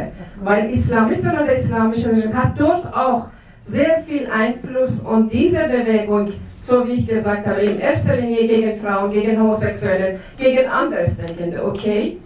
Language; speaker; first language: German; non-native, fluent; Persian